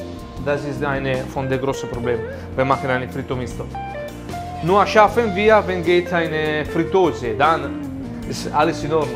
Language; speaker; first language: German; non-native, learner; Italian